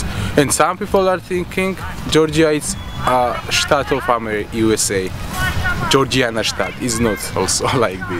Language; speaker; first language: English; non-native, learner; Georgian